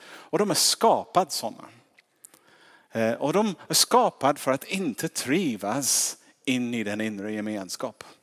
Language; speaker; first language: Swedish; non-native, fluent; English